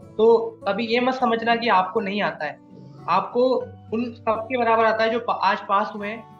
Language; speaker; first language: Hindi; native; Hindi